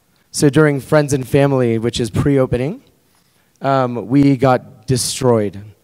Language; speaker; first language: English; early bilingual, other home language; Spanish